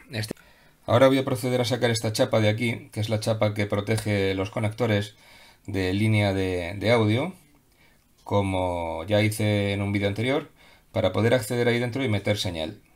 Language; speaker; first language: Spanish; native; Spanish